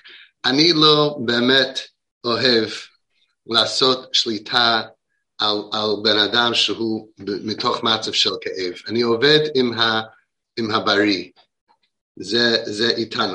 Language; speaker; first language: Hebrew; non-native, fluent; English